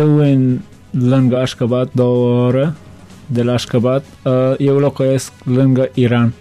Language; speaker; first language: Romanian; non-native, learner; Turkmen